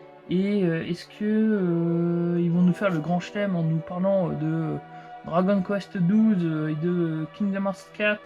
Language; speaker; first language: French; native; French